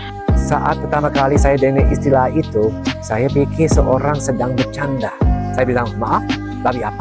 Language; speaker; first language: Indonesian; non-native, fluent; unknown